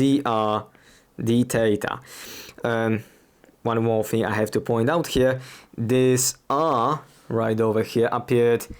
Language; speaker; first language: English; non-native, fluent; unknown